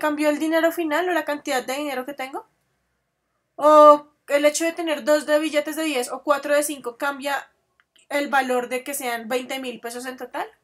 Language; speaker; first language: Spanish; native; Spanish